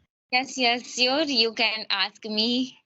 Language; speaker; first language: English; non-native, learner; Hindi